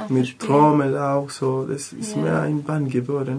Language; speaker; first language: German; non-native, learner; Spanish